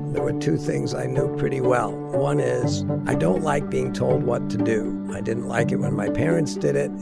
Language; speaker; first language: English; native; English